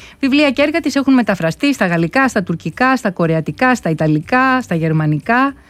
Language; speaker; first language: Greek; native; Greek